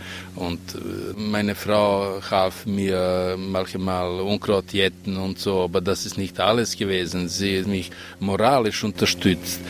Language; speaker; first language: German; non-native, fluent; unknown